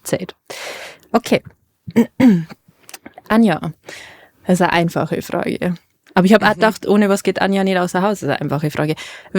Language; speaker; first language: German; native; German